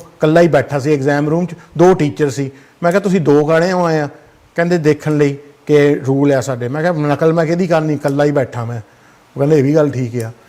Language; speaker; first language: Punjabi; early bilingual, heritage; Punjabi